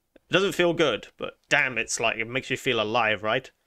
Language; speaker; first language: English; native; English